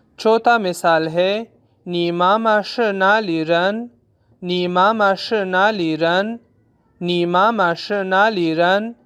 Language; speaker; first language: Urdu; non-native, local second language; Pashto